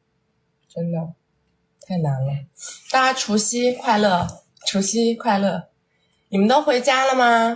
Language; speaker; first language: Chinese; native; Chinese